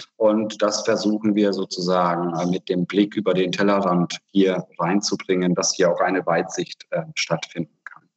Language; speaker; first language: German; non-native, fluent; Hungarian